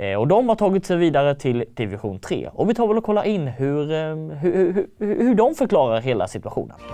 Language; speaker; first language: Swedish; native; Swedish